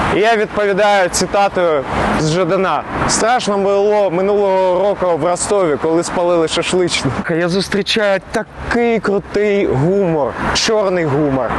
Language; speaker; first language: Ukrainian; non-native, local second language; Russian